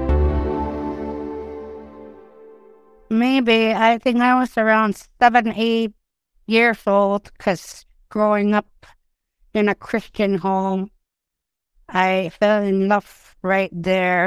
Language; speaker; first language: English; non-native, fluent; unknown